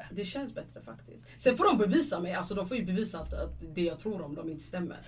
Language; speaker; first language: Swedish; early bilingual, other home language; Somali